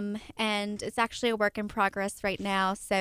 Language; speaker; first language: English; native; English